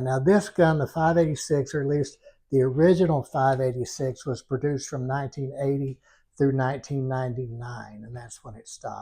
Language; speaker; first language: English; native; English